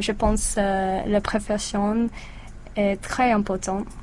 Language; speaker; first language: French; non-native, learner; English